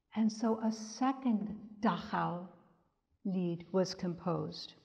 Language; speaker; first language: English; native; English